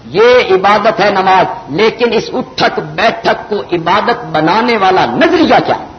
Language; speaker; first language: Urdu; non-native, local second language; Punjabi